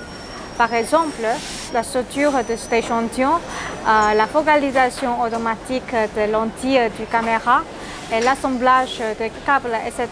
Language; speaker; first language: French; non-native, learner; Chinese